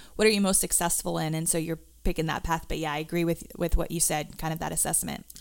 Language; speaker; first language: English; native; English